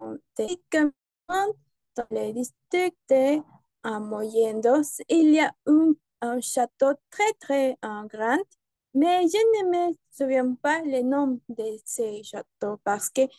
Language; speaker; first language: French; non-native, learner; Spanish